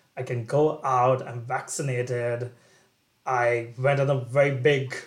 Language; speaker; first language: English; non-native, local second language; Bangla